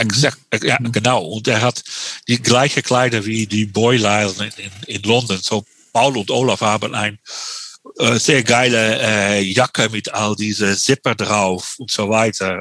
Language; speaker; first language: German; non-native, learner; Dutch